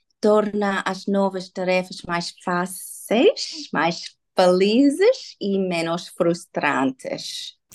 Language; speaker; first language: Portuguese; non-native, learner; English